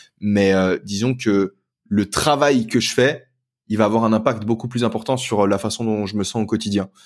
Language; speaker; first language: French; native; French